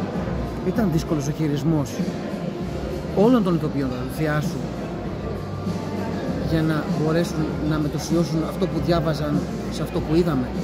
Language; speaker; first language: Greek; native; Greek